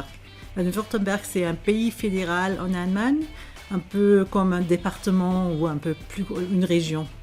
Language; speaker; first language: French; non-native, fluent; German